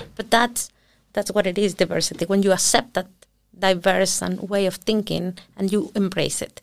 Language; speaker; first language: English; early bilingual, other home language; Spanish